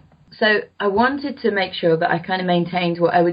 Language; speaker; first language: English; native; English